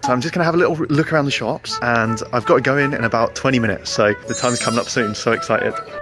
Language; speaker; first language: English; native; English